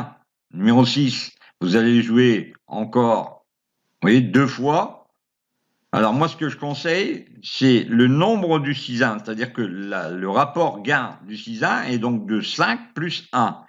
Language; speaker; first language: French; native; French